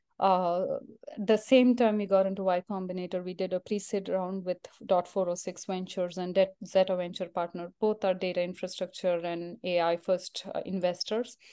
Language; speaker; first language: English; non-native, local second language; Marathi